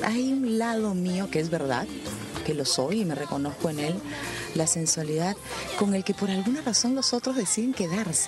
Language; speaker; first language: Spanish; native; Spanish